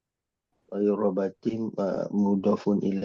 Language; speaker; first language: Arabic; non-native, learner; Malay